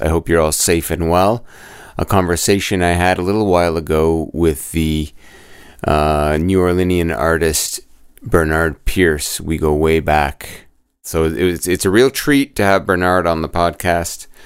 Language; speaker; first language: English; native; English